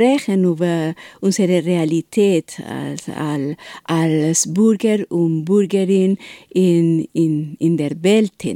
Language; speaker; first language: German; non-native, learner; Spanish